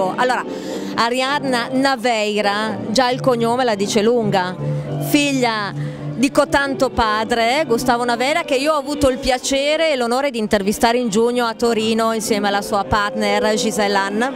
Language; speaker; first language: Italian; native; Italian